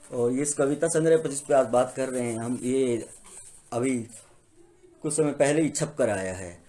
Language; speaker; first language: Hindi; native; Hindi